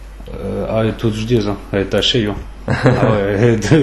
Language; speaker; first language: Portuguese; early bilingual, other home language; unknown